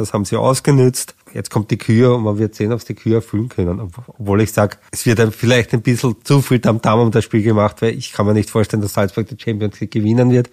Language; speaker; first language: German; native; German